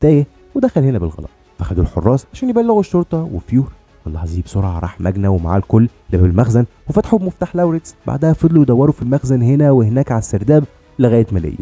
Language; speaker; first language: Arabic; native; Arabic